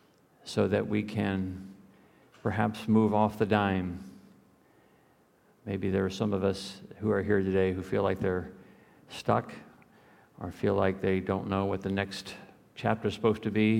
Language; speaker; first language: English; native; English